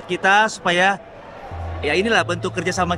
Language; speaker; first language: Indonesian; native; Indonesian